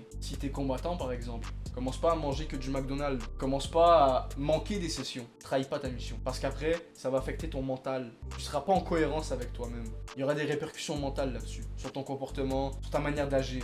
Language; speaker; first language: French; native; French